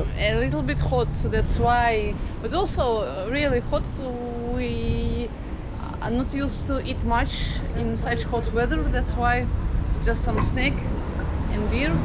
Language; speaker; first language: English; non-native, fluent; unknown